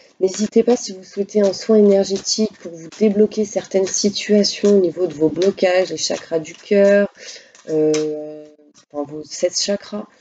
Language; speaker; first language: French; native; French